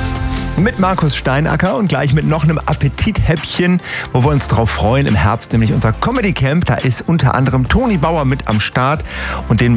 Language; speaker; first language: German; native; German